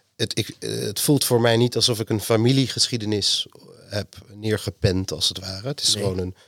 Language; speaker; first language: Dutch; native; Dutch